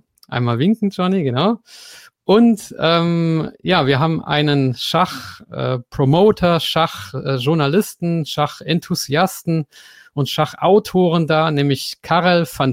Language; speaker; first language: German; native; German